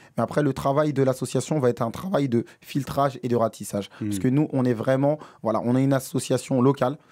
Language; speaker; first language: French; native; French